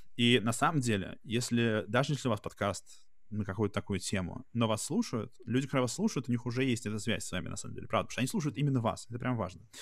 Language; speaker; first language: Russian; native; Russian